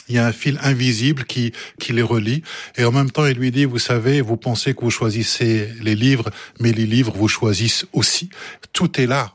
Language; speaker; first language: French; early bilingual, other home language; Arabic